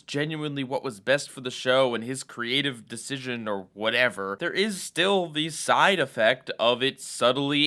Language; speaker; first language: English; native; English